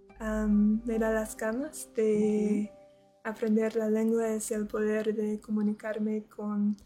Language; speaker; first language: Spanish; non-native, learner; English